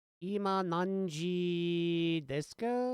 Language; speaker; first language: Japanese; non-native, learner; English